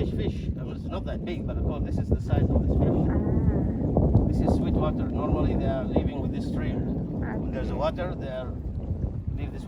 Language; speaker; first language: English; non-native, fluent; Arabic